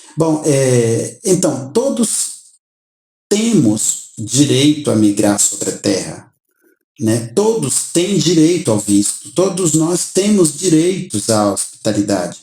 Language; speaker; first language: Portuguese; native; Portuguese